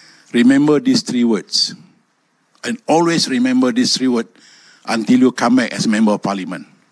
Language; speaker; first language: English; non-native, local second language; Malay